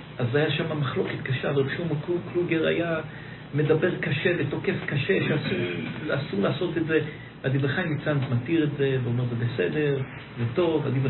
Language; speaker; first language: Hebrew; native; Hebrew